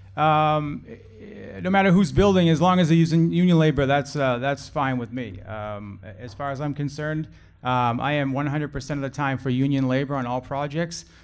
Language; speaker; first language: English; native; English